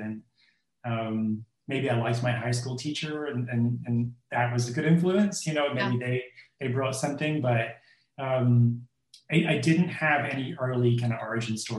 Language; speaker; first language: English; native; English